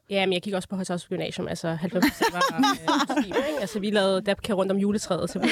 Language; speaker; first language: Danish; early bilingual, other home language; Arabic